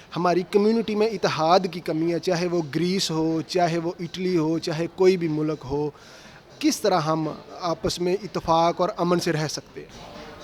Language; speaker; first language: Urdu; non-native, local second language; Punjabi